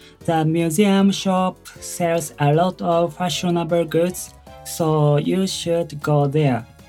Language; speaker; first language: English; non-native, learner; Japanese